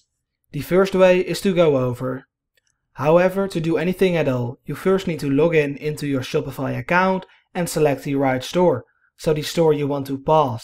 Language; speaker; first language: English; non-native, fluent; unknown